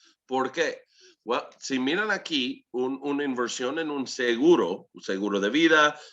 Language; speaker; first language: Spanish; early bilingual, heritage; English